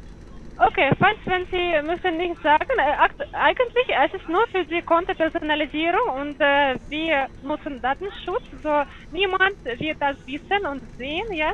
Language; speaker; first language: German; non-native, learner; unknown